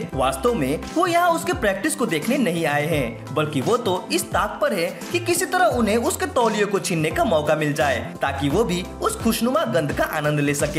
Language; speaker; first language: Hindi; native; Hindi